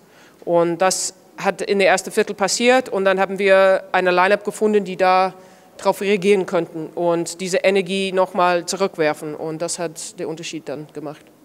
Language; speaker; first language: German; non-native, fluent; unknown